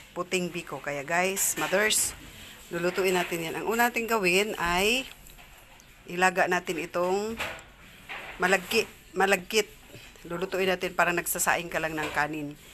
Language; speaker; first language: Filipino; non-native, local second language; Cebuano